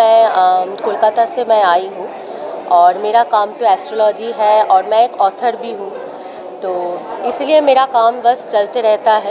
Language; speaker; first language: Hindi; non-native, local second language; Bangla